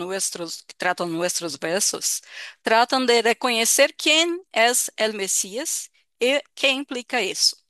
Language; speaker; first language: Spanish; non-native, fluent; Portuguese